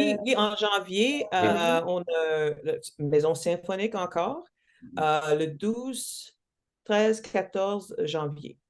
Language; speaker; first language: French; non-native, local second language; English